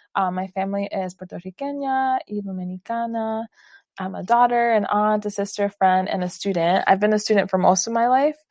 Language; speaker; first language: English; early bilingual, other home language; Spanish